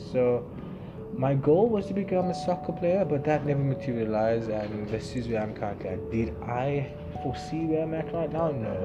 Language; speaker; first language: English; non-native, local second language; Xhosa